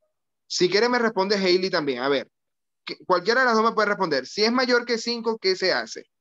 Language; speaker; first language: Spanish; native; Spanish